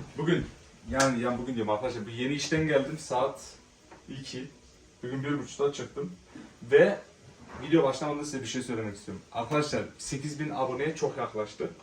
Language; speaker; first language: Turkish; early bilingual, heritage; Turkish